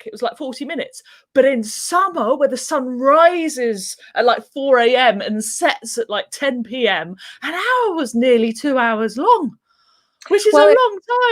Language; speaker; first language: English; native; English